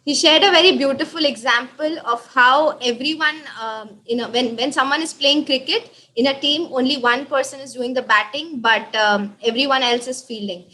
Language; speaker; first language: English; non-native, local second language; Hindi